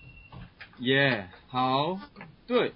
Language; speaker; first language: Chinese; non-native, learner; Korean